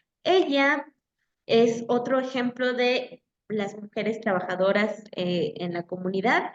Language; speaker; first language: Spanish; native; Spanish